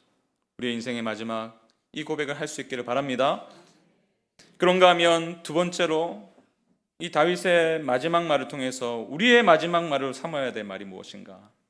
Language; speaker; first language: Korean; native; Korean